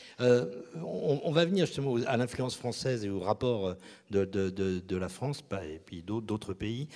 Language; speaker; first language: French; native; French